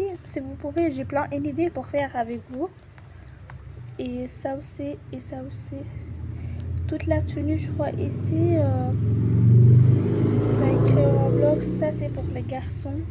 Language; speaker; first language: French; non-native, learner; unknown